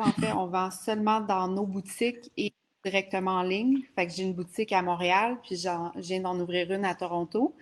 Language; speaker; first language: French; native; French